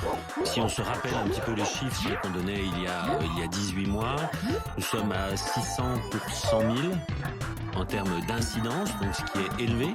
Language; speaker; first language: French; native; French